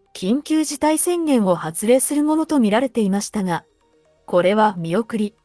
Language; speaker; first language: Japanese; non-native, fluent; English